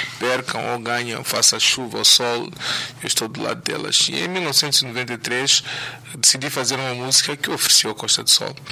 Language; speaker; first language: Portuguese; native; Portuguese